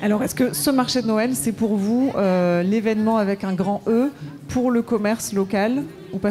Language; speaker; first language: French; native; French